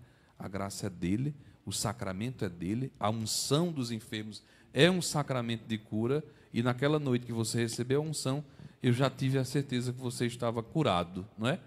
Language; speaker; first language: Portuguese; native; Portuguese